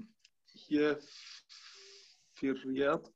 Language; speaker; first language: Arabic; non-native, learner; German